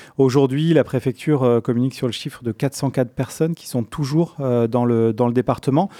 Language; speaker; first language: French; native; French